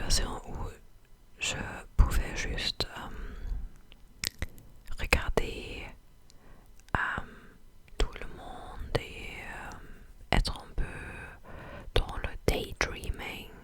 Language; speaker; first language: French; non-native, fluent; English